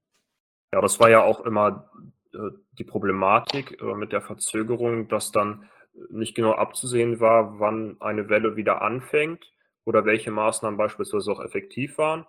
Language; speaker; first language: German; native; German